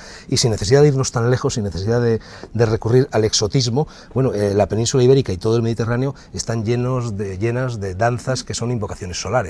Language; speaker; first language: Spanish; native; Spanish